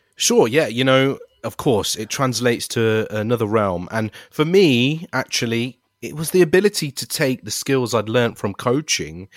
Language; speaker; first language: English; native; English